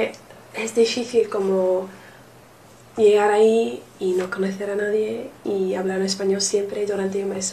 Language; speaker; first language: Spanish; non-native, learner; English